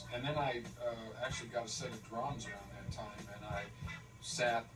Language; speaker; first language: English; native; English